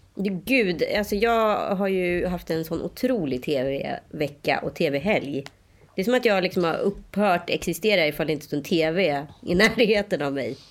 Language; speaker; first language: Swedish; native; Swedish